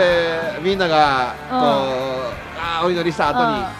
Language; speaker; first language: Japanese; native; Japanese